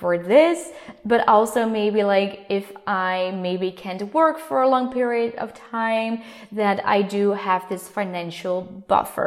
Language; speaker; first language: English; non-native, fluent; Dutch